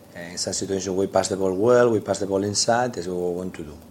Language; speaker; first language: English; non-native, fluent; Spanish